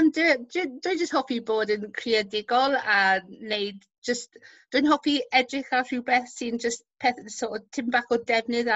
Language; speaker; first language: Welsh; non-native, local second language; English